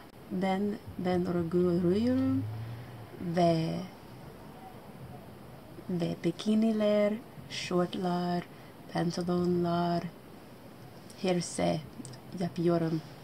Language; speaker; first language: Turkish; non-native, learner; English